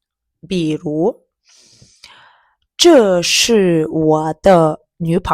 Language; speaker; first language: Chinese; non-native, fluent; Azerbaijani